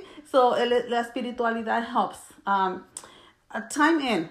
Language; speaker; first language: English; early bilingual, other home language; Spanish